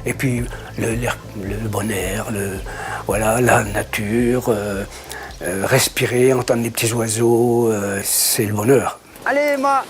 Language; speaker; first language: French; native; French